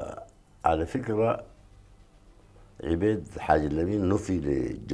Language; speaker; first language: Arabic; native; Arabic